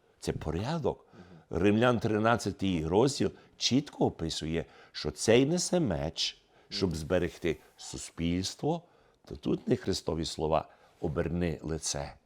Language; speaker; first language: Ukrainian; early bilingual, heritage; Ukrainian